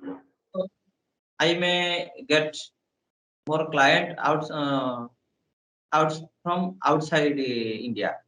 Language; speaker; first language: English; non-native, learner; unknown